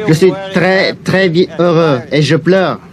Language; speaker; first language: French; non-native, local second language; Vietnamese